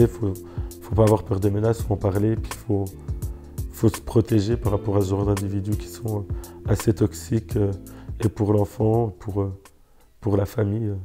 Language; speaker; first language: French; native; French